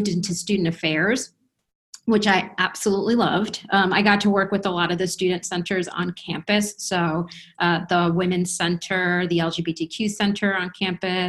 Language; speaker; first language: English; early bilingual, other home language; Spanish